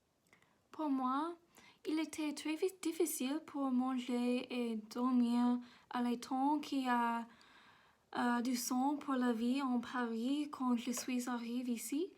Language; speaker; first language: French; non-native, learner; English